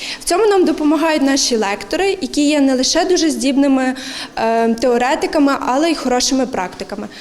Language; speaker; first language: Ukrainian; native; Ukrainian